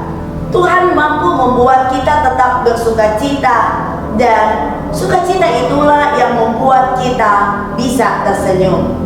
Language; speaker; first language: Indonesian; native; Indonesian